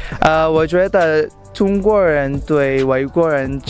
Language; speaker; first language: Chinese; non-native, learner; Indonesian